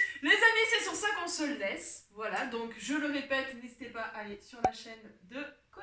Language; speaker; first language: French; native; French